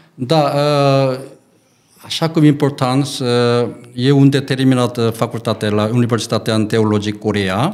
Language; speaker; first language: Romanian; non-native, learner; Korean